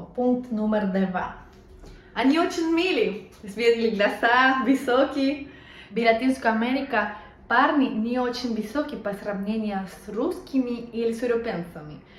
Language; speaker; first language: Russian; non-native, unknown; Spanish